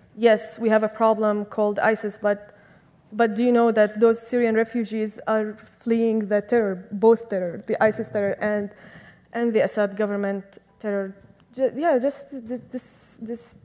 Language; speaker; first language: English; non-native, fluent; Arabic